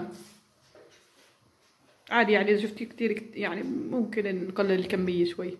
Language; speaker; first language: Arabic; native; Arabic